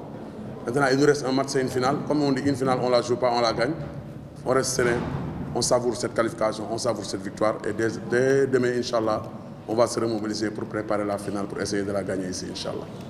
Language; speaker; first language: French; non-native, local second language; Wolof